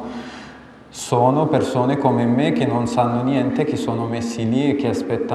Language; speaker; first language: Italian; non-native, fluent; Amharic